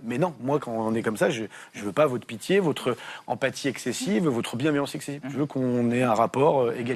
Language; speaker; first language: French; native; French